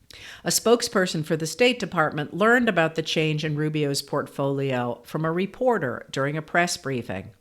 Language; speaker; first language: English; native; English